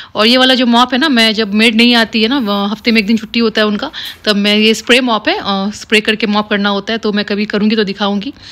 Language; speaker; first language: Hindi; native; Hindi